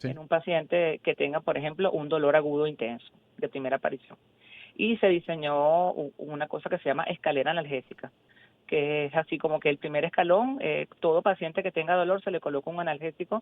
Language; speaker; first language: Spanish; native; Spanish